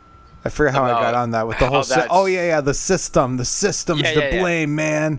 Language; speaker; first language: English; native; English